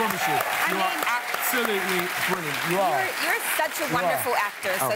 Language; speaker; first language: English; native; English